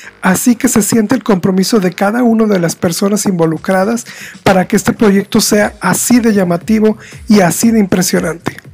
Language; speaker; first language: Spanish; native; Spanish